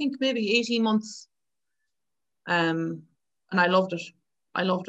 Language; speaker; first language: English; native; English